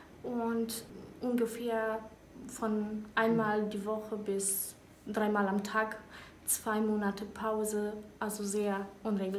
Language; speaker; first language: German; early bilingual, other home language; Romanian